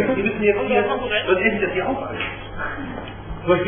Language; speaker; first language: German; native; German